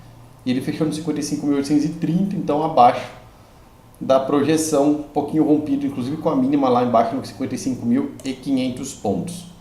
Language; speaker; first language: Portuguese; native; Portuguese